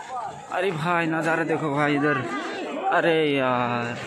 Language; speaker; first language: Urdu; non-native, local second language; Bangla